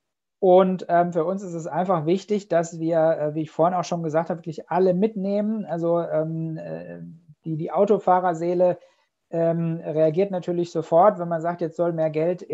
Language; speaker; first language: German; native; German